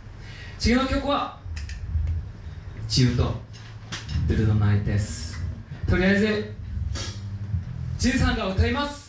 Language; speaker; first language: Japanese; non-native, learner; Korean